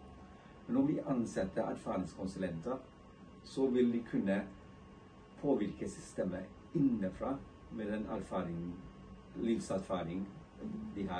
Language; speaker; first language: Norwegian; non-native, fluent; English